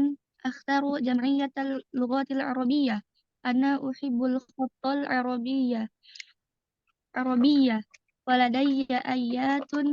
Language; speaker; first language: Arabic; non-native, learner; Indonesian